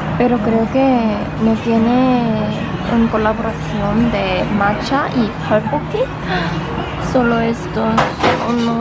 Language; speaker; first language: Spanish; non-native, learner; Korean